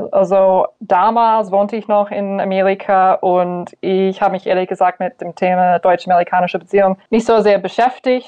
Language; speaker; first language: German; non-native, fluent; English